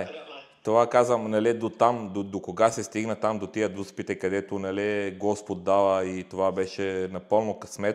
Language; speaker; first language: Bulgarian; non-native, fluent; Romanian